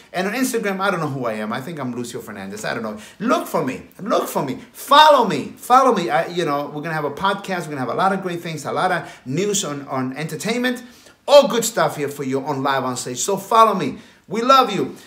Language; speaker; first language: English; early bilingual, other home language; Spanish